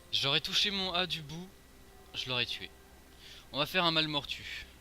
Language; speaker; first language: French; native; French